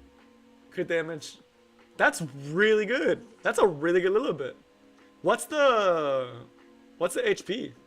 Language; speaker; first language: English; native; English